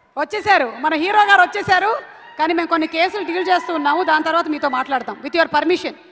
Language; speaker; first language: Telugu; native; Telugu